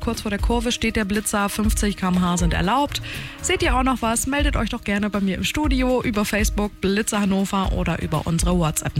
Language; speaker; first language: German; native; German